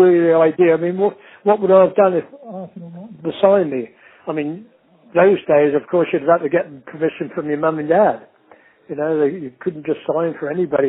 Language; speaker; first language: English; native; English